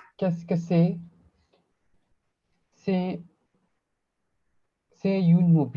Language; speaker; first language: French; non-native, learner; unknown